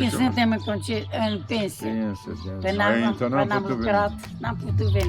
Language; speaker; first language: Romanian; non-native, local second language; German